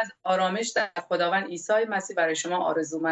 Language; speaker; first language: Persian; native; Persian